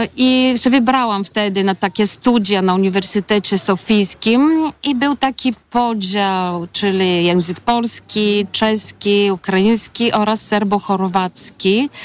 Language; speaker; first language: Polish; non-native, fluent; Bulgarian